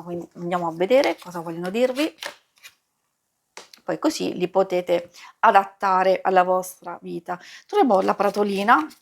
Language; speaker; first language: Italian; native; Italian